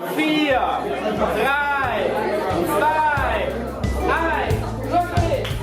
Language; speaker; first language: German; native; German